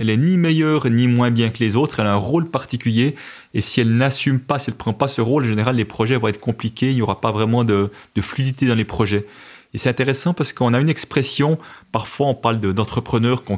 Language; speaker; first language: French; native; French